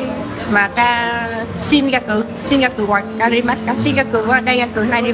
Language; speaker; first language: Japanese; non-native, learner; Vietnamese